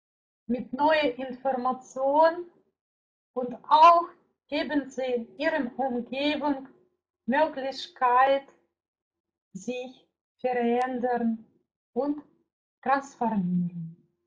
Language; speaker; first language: German; non-native, fluent; Russian